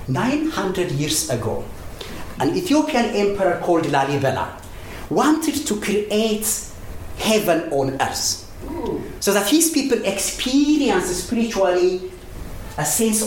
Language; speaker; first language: English; non-native, fluent; Amharic